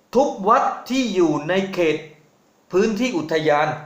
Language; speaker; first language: Thai; native; Thai